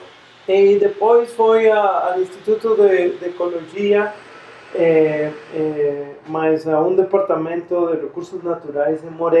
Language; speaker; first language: Portuguese; non-native, fluent; Spanish